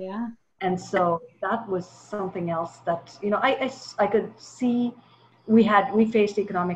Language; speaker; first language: English; non-native, local second language; Tamil